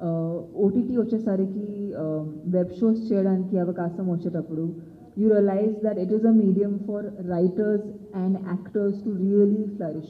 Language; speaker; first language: Telugu; non-native, local second language; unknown